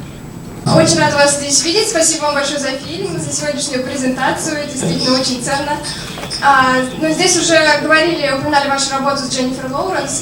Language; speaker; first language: Russian; native; Russian